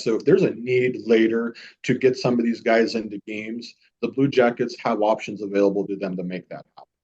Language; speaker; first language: English; native; English